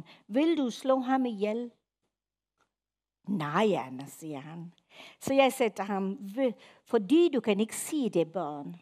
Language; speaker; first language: Danish; non-native, fluent; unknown